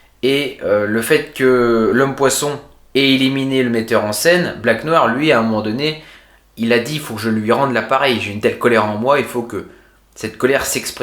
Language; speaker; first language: French; native; French